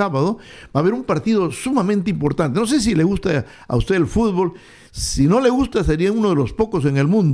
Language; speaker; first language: Spanish; native; Spanish